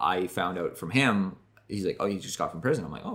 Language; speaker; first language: English; native; English